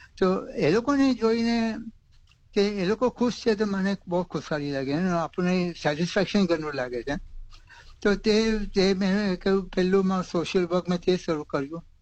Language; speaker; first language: Gujarati; native; Gujarati